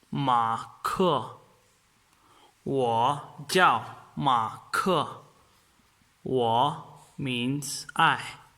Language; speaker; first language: Chinese; non-native, fluent; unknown